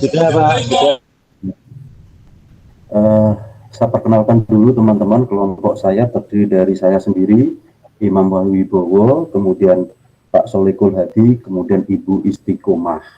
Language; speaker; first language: Indonesian; native; Indonesian